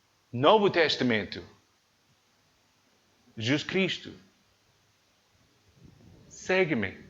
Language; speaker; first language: Portuguese; non-native, learner; English